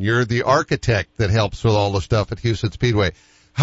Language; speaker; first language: English; native; English